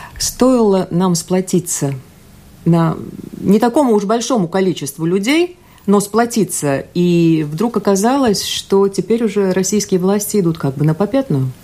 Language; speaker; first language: Russian; non-native, local second language; Latvian